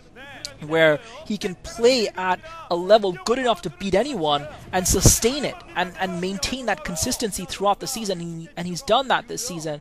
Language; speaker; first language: English; native; English